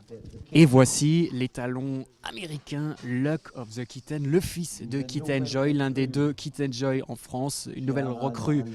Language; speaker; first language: French; native; French